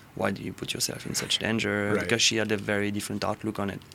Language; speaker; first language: English; non-native, fluent; French